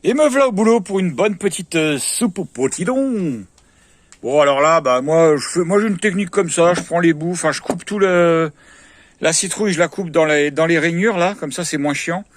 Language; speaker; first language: French; native; French